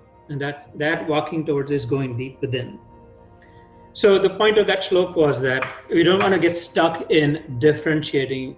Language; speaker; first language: English; non-native, local second language; Hindi